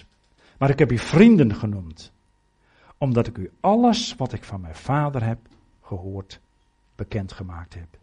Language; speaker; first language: Dutch; native; Dutch